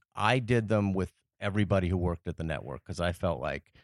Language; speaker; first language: English; early bilingual, other home language; French